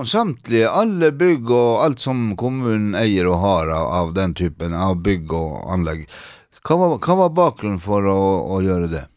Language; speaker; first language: Swedish; non-native, learner; Norwegian